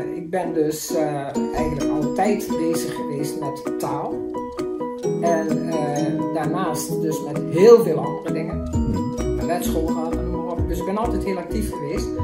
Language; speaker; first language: Dutch; native; Dutch